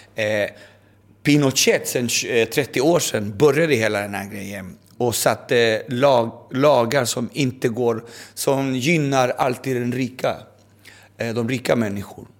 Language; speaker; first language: Swedish; early bilingual, other home language; Spanish